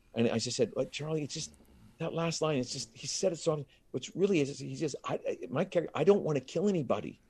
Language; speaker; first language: English; native; English